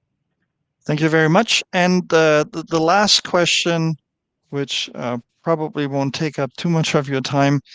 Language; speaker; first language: English; non-native, fluent; German